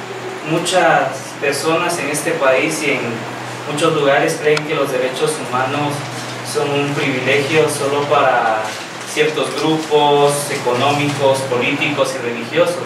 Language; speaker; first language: Spanish; native; Spanish